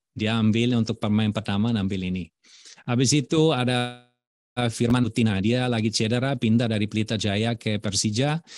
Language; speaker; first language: Indonesian; non-native, fluent; German